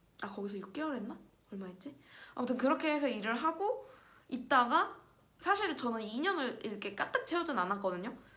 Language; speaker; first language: Korean; native; Korean